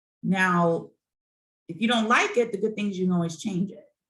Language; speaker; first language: English; native; English